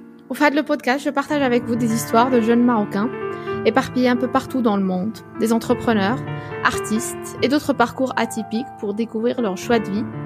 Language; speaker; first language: French; non-native, local second language; Arabic